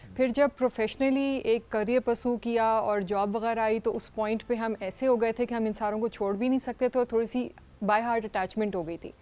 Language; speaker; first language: Urdu; native; Urdu